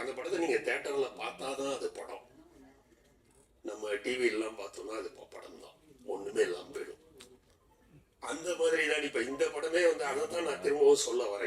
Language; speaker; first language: Tamil; native; Tamil